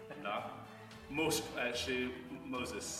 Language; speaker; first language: Romanian; non-native, learner; English